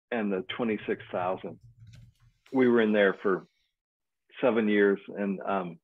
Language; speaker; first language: English; native; English